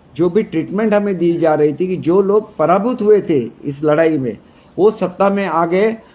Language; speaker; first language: Hindi; non-native, local second language; Marathi